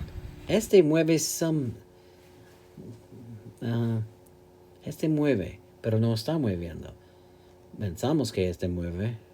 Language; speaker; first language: Spanish; non-native, learner; English